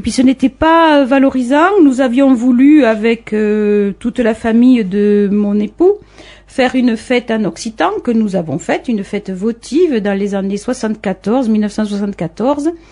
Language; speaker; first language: French; native; French